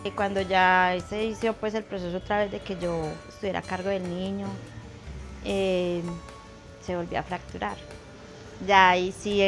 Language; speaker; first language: Spanish; native; Spanish